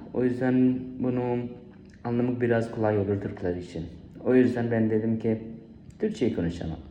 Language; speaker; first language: Turkish; non-native, learner; Urdu